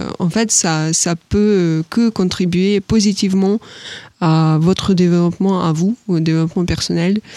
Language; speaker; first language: French; non-native, fluent; Ukrainian